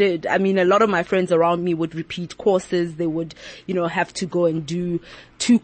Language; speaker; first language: English; non-native, local second language; Southern Sotho